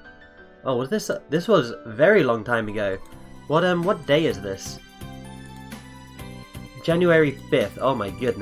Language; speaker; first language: English; native; English